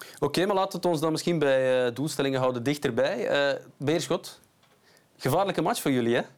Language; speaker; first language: Dutch; native; Dutch